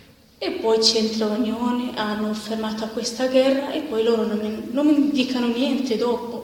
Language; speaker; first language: Italian; non-native, learner; Arabic